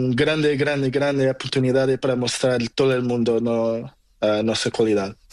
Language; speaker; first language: Spanish; non-native, learner; Portuguese